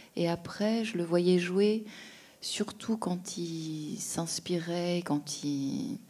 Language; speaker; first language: French; native; French